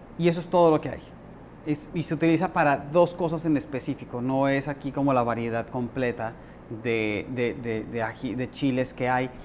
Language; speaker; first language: Spanish; native; Spanish